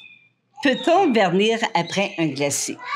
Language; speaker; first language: French; native; French